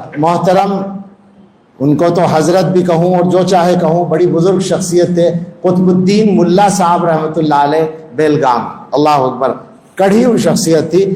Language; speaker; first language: Urdu; non-native, local second language; Punjabi